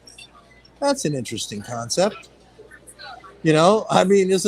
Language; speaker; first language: English; native; English